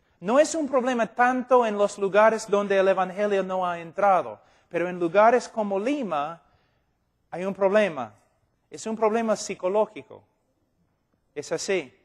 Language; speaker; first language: Spanish; non-native, fluent; English